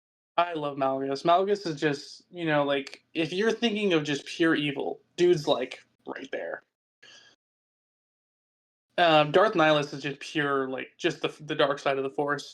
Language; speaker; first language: English; native; English